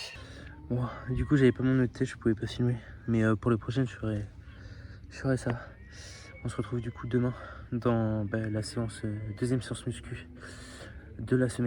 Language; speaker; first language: French; native; French